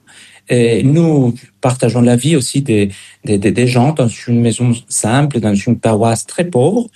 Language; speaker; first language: French; non-native, fluent; Spanish